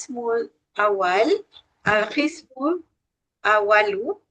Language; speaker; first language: Arabic; non-native, learner; Malay